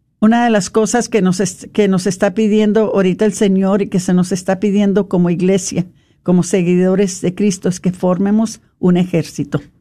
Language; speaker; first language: Spanish; non-native, fluent; English